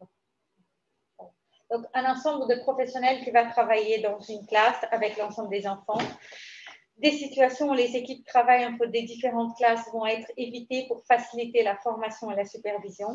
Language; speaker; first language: French; native; French